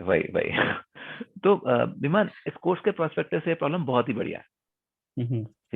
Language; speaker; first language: Hindi; native; Hindi